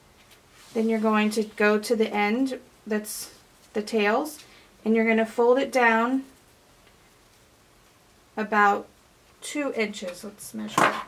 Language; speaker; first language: English; native; English